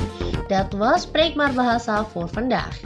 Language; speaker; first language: Dutch; non-native, fluent; Indonesian